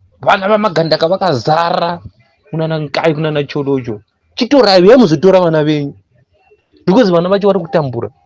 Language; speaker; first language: Shona; non-native, local second language; North Ndebele